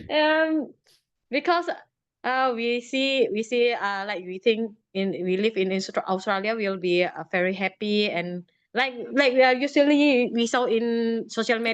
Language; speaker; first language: English; non-native, learner; Indonesian